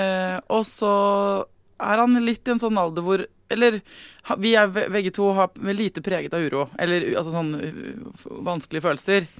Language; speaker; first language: Norwegian; native; Norwegian